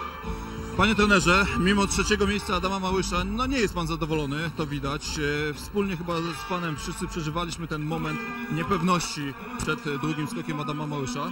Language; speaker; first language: Polish; native; Polish